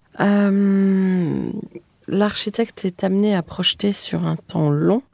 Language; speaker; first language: French; native; French